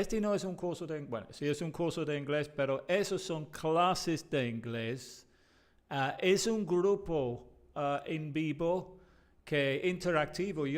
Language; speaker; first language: Spanish; non-native, fluent; English